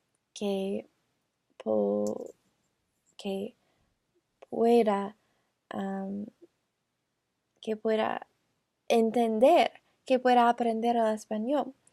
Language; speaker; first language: Spanish; non-native, learner; English